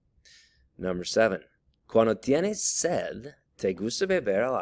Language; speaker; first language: Spanish; non-native, fluent; English